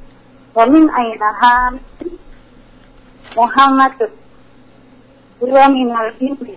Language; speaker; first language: Arabic; non-native, learner; Indonesian